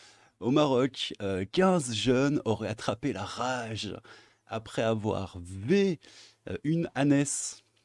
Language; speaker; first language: French; native; French